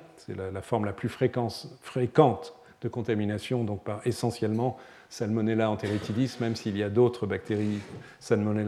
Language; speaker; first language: French; native; French